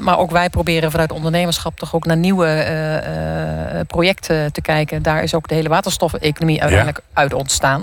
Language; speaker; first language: Dutch; native; Dutch